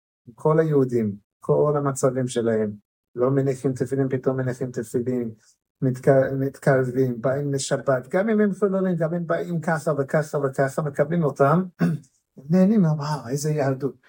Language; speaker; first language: Hebrew; non-native, fluent; English